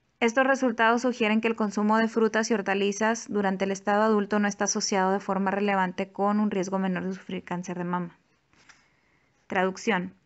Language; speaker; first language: Spanish; native; Spanish